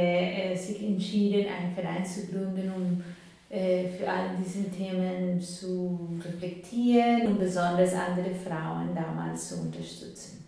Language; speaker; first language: German; non-native, fluent; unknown